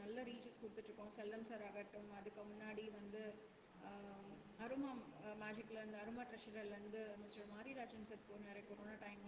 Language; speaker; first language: Tamil; native; Tamil